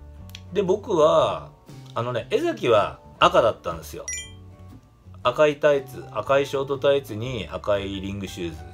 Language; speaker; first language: Japanese; native; Japanese